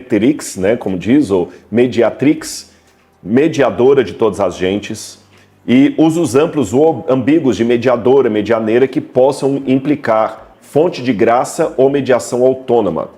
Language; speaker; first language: Portuguese; native; Portuguese